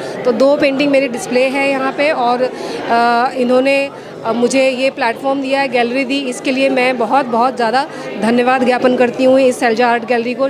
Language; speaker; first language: Hindi; native; Hindi